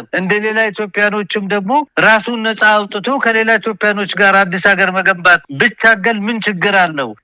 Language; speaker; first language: Amharic; non-native, local second language; Oromo